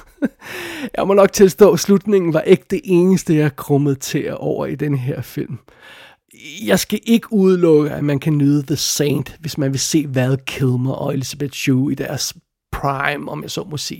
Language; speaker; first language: Danish; native; Danish